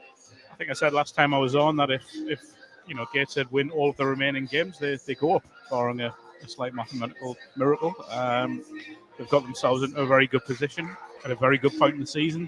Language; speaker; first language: English; native; English